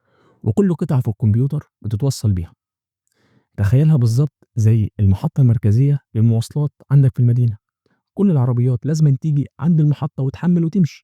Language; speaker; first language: Arabic; native; Arabic